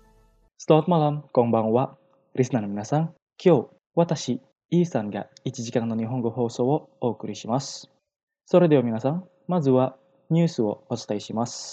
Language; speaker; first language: Japanese; non-native, fluent; Indonesian